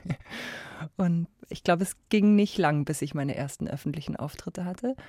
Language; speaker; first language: German; native; German